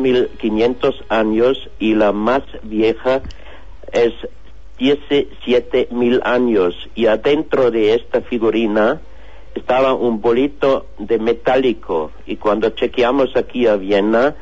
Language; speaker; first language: Spanish; non-native, learner; German